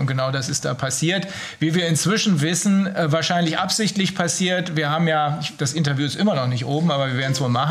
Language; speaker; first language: German; native; German